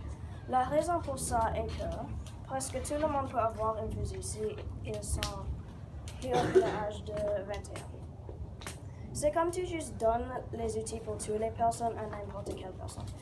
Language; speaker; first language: French; non-native, learner; English